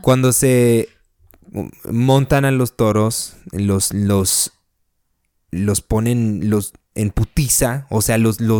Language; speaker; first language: Spanish; early bilingual, other home language; English